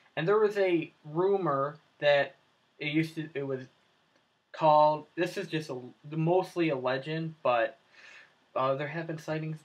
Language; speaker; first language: English; native; English